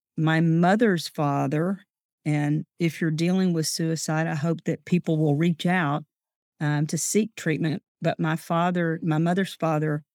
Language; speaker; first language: English; native; English